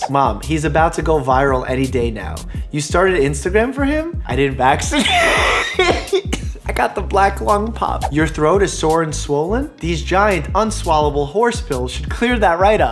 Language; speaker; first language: English; native; English